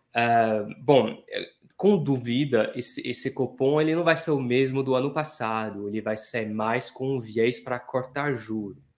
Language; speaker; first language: Portuguese; non-native, fluent; French